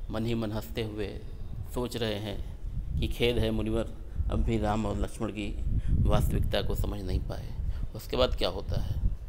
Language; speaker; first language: Hindi; native; Hindi